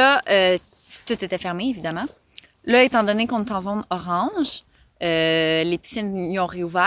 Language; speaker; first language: French; native; French